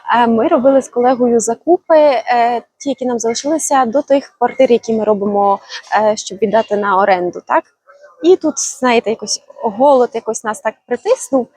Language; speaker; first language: Ukrainian; native; Ukrainian